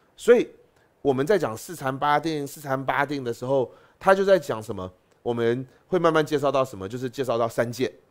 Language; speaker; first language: Chinese; native; Chinese